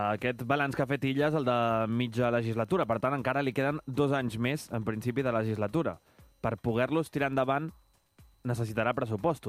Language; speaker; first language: Catalan; native; Catalan